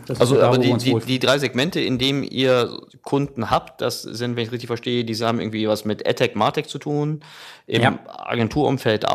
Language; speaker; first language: German; native; German